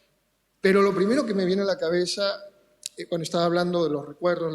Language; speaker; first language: Spanish; native; Spanish